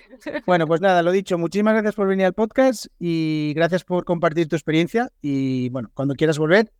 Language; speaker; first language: Spanish; native; Spanish